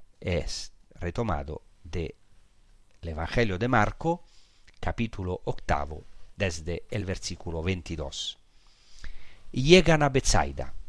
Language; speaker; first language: Spanish; non-native, fluent; Italian